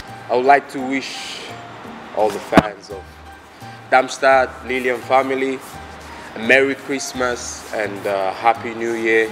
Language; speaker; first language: English; non-native, local second language; Igbo